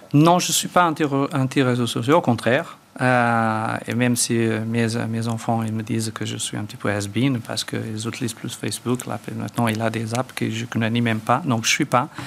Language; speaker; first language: French; early bilingual, other home language; Portuguese